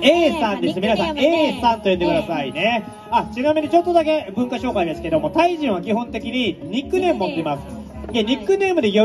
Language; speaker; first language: Japanese; native; Japanese